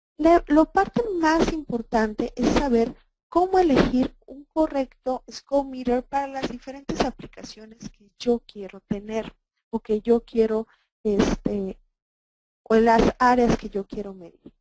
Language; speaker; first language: Spanish; native; Spanish